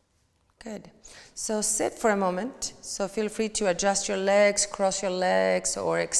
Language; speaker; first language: English; non-native, fluent; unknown